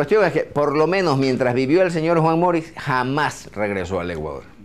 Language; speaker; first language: Spanish; native; Spanish